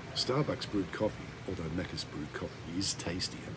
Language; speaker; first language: English; native; English